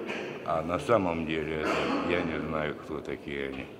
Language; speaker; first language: Russian; native; Russian